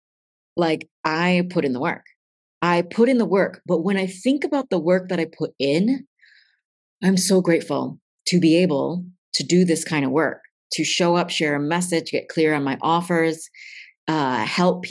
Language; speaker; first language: English; native; English